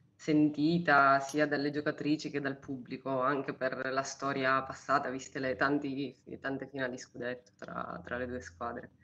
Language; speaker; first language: Italian; native; Italian